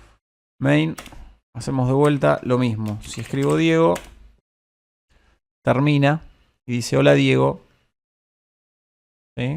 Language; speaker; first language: Spanish; native; Spanish